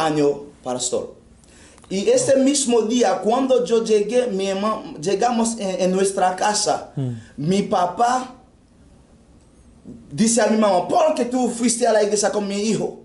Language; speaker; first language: Spanish; non-native, fluent; Haitian Creole